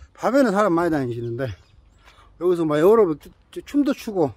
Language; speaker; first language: Korean; native; Korean